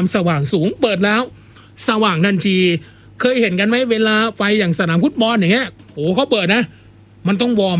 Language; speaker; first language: Thai; non-native, local second language; Northeastern Thai